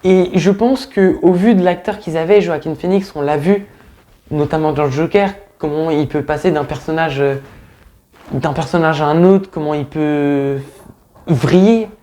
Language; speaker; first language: French; native; French